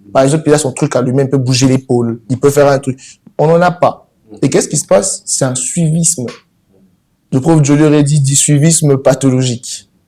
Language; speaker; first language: French; non-native, local second language; Lingala